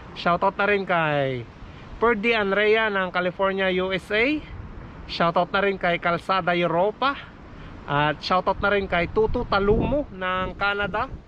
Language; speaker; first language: Filipino; native; Filipino